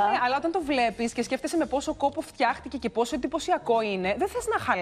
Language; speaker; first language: Greek; native; Greek